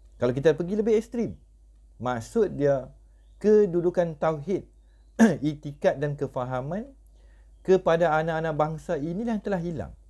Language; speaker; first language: Malay; native; Malay